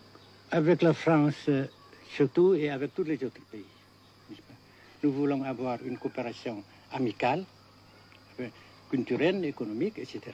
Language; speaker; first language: French; non-native, fluent; Vietnamese